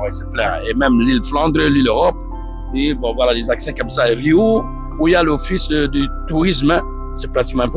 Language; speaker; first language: French; native; French